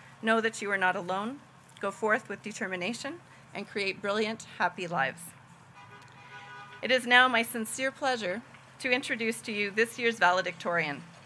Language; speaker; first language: English; native; English